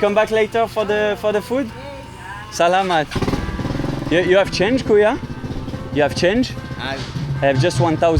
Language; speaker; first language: English; non-native, learner; French